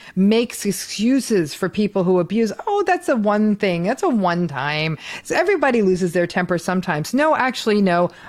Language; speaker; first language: English; early bilingual, other home language; Hindi